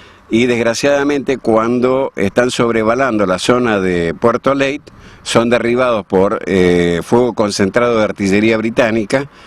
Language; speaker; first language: Spanish; native; Spanish